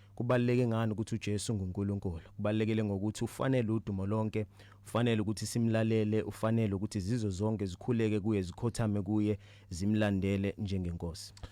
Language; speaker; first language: Zulu; native; Zulu